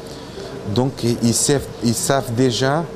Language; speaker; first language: French; non-native, fluent; Portuguese